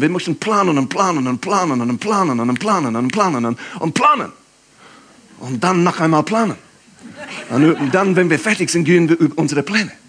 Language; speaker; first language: German; non-native, fluent; English